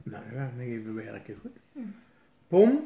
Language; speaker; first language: Dutch; native; Dutch